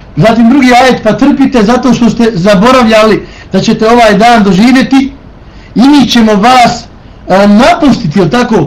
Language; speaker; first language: Bosnian; native; Bosnian